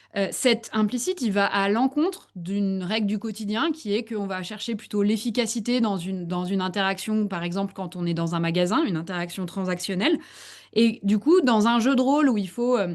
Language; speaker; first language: French; native; French